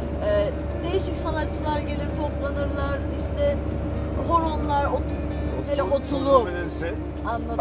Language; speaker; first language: Turkish; native; Turkish